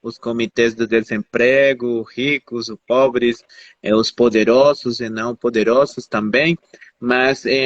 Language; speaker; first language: Portuguese; non-native, fluent; Spanish